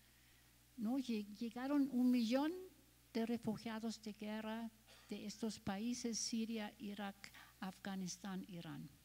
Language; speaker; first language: Spanish; non-native, fluent; German